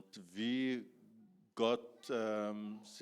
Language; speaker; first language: German; non-native, fluent; Portuguese